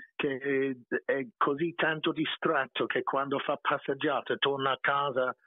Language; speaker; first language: Italian; non-native, fluent; English